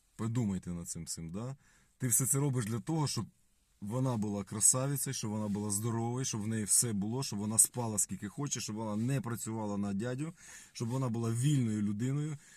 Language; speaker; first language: Ukrainian; native; Ukrainian